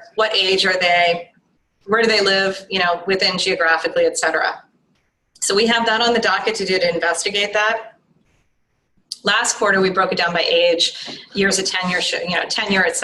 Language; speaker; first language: English; native; English